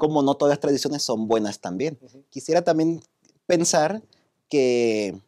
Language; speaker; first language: Spanish; native; Spanish